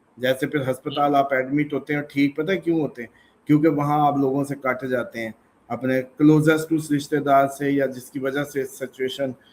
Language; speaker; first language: Urdu; native; Urdu